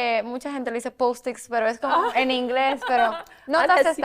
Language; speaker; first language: Spanish; native; Spanish